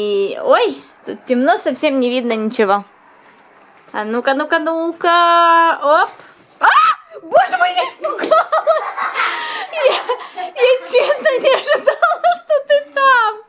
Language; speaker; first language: Russian; native; Russian